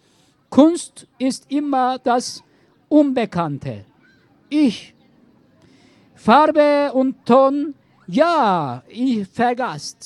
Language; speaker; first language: German; non-native, learner; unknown